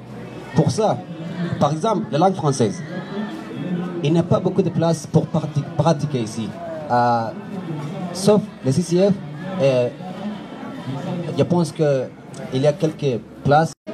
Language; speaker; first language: French; non-native, fluent; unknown